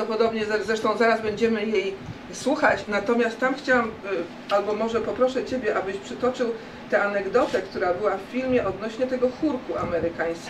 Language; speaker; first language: Polish; native; Polish